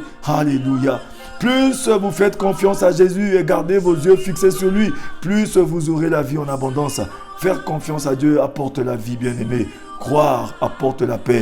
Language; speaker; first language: French; non-native, local second language; Lingala